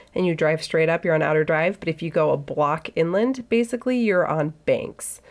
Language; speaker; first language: English; native; English